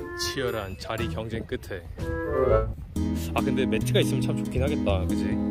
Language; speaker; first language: Korean; native; Korean